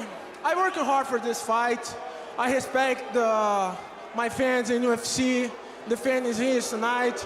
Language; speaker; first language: English; non-native, learner; Portuguese